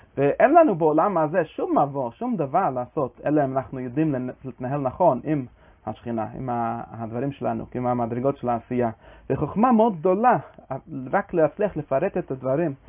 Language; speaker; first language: Hebrew; non-native, fluent; English